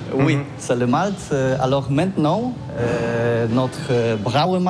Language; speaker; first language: French; non-native, learner; Polish